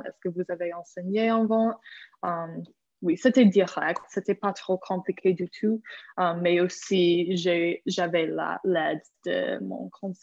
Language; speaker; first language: French; non-native, fluent; English